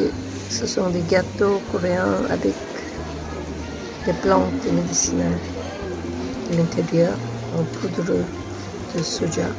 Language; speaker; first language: French; non-native, fluent; Korean